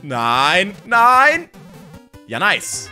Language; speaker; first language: German; native; German